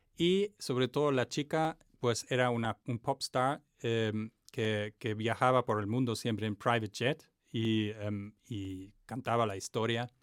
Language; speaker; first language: Spanish; non-native, fluent; German